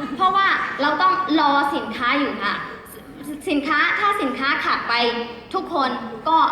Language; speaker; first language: Thai; non-native, fluent; Burmese